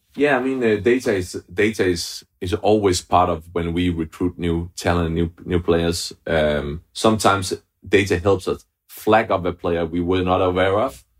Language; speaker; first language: English; non-native, fluent; Danish